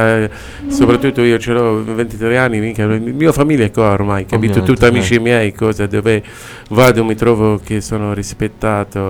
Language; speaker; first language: Italian; non-native, learner; Arabic